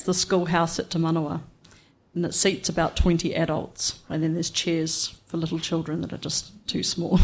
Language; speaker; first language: English; native; English